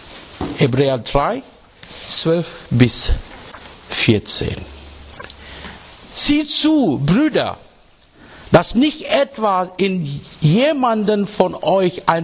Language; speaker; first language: German; non-native, fluent; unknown